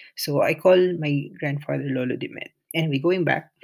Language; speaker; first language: English; non-native, local second language; Filipino